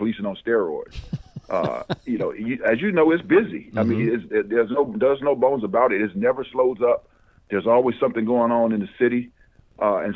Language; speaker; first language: English; native; English